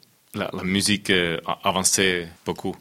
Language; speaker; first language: French; non-native, fluent; Finnish